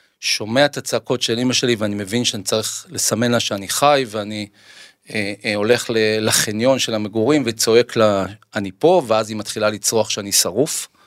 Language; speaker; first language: Hebrew; native; Hebrew